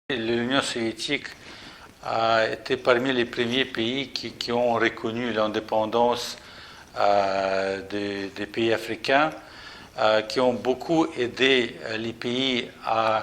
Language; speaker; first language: French; non-native, fluent; Russian